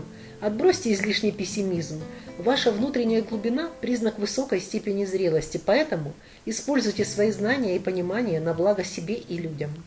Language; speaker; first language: Russian; native; Russian